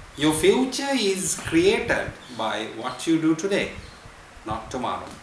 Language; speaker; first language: English; non-native, local second language; Sinhala